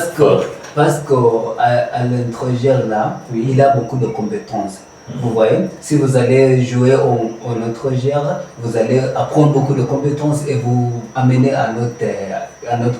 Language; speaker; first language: French; non-native, learner; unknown